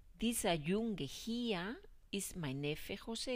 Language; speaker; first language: German; non-native, fluent; Spanish